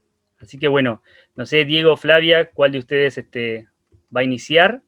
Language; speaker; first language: Spanish; native; Spanish